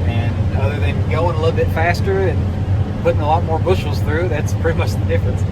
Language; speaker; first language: English; native; English